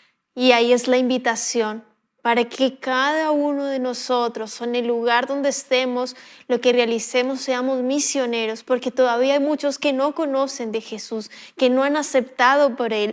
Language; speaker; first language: Spanish; native; Spanish